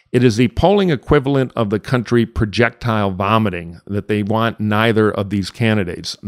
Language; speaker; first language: English; native; English